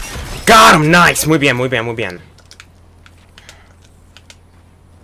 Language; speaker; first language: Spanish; early bilingual, heritage; Spanish